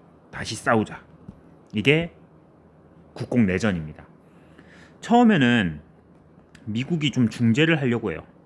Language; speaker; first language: Korean; native; Korean